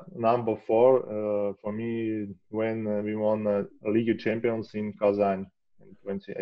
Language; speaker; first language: English; non-native, learner; Russian